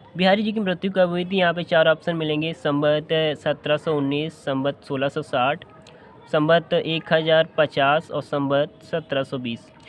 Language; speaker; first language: Hindi; native; Hindi